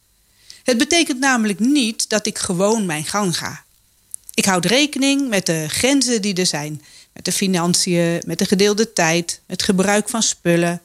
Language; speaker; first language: Dutch; native; Dutch